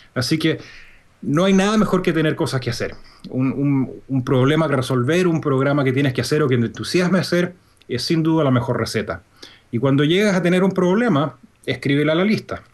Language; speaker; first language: Spanish; native; Spanish